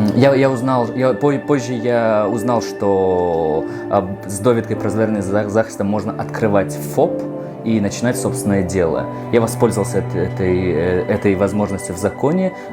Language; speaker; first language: Russian; non-native, local second language; Tajik